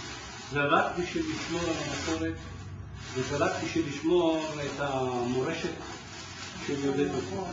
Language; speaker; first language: Hebrew; non-native, fluent; Ladino